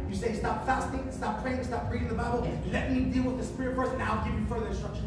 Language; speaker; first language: English; early bilingual, other home language; Spanish